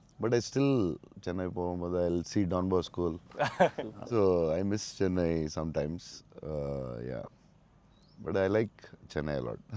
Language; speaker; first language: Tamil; non-native, local second language; Telugu